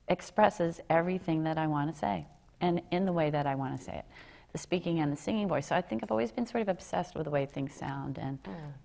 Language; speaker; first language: English; native; English